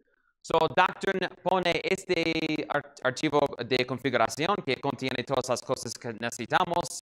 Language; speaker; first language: Spanish; non-native, learner; English